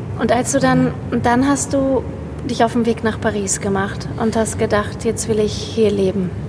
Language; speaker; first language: German; native; German